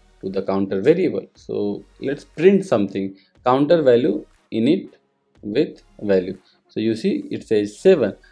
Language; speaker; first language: English; non-native, local second language; Hindi